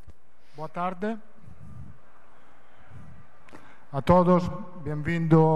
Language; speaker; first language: Portuguese; non-native, fluent; Italian